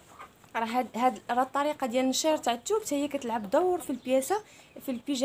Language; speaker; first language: Arabic; native; Arabic